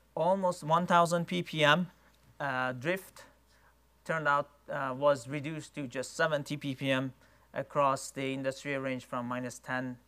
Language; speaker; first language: English; non-native, fluent; Persian